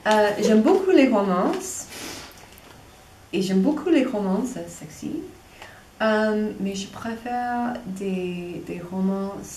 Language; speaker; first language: French; non-native, fluent; English